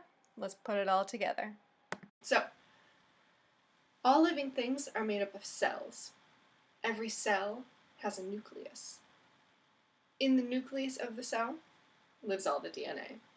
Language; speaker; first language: English; native; English